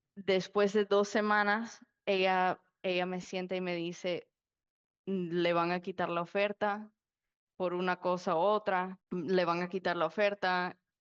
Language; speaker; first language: Spanish; early bilingual, heritage; Spanish